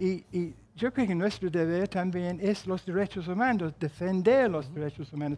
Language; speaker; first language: Spanish; non-native, fluent; English